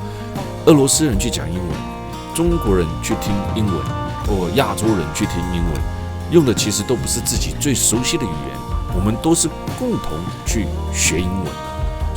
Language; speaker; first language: Chinese; native; Chinese